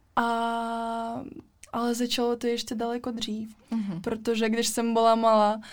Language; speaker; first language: Czech; non-native, fluent; Russian